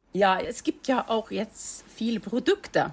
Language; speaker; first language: German; non-native, fluent; Norwegian